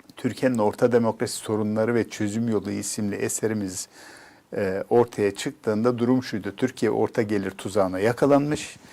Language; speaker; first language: Turkish; native; Turkish